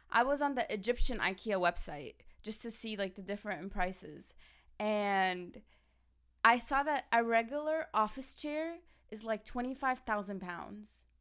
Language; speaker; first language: English; early bilingual, other home language; Arabic